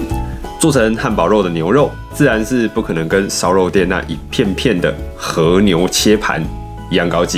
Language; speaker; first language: Chinese; native; Chinese